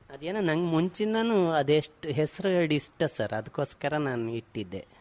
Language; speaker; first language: Kannada; non-native, local second language; Konkani